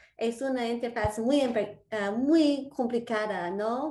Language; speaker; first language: Spanish; non-native, fluent; English